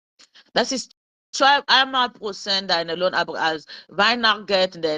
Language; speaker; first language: German; non-native, learner; French